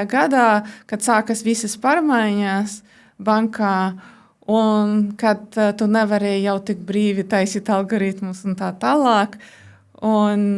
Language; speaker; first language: Latvian; non-native, local second language; Russian